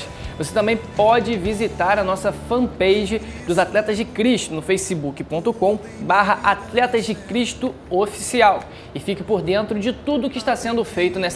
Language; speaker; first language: Portuguese; native; Portuguese